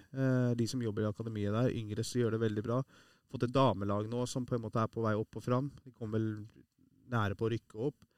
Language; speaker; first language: Norwegian; early bilingual, other home language; Persian